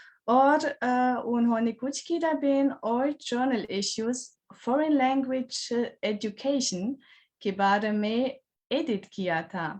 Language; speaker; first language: Hindi; non-native, learner; German